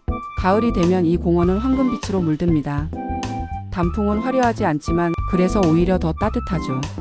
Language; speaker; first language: Korean; native; Korean